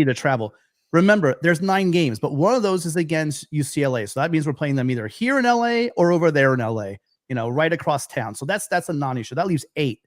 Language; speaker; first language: English; native; English